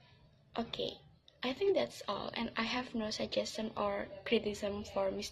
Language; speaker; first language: English; non-native, learner; Indonesian